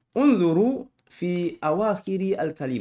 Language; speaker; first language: Arabic; non-native, fluent; Malay